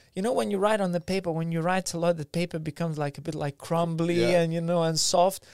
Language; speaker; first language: English; non-native, fluent; Lithuanian